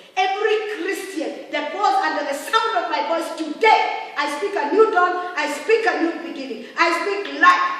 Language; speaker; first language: English; non-native, local second language; Swahili